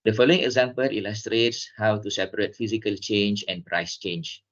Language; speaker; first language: English; non-native, local second language; Malay